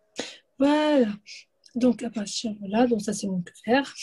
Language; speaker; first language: French; native; French